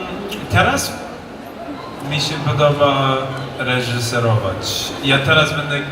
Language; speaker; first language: Polish; early bilingual, heritage; Polish